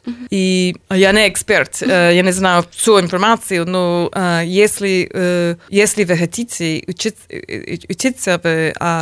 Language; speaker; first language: Russian; non-native, learner; English